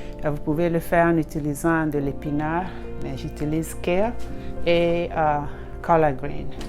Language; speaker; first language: French; non-native, local second language; Ewe